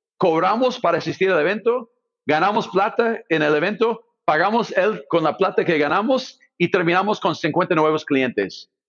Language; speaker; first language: Spanish; non-native, fluent; English